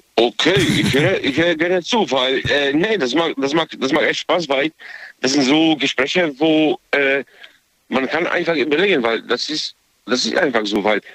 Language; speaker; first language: German; non-native, learner; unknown